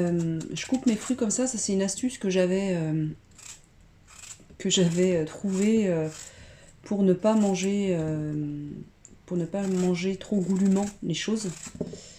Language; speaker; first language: French; native; French